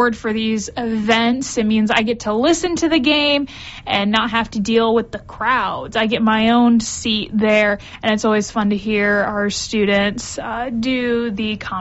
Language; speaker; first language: English; native; English